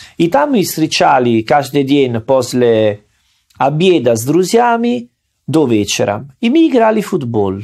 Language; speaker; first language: Russian; non-native, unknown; Italian